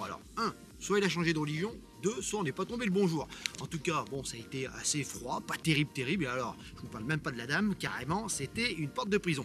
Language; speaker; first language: French; native; French